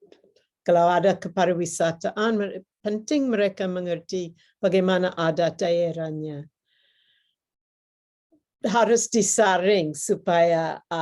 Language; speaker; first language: Indonesian; non-native, fluent; English